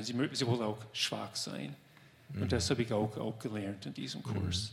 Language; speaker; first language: German; non-native, fluent; English